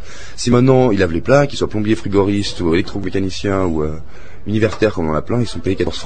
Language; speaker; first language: French; native; French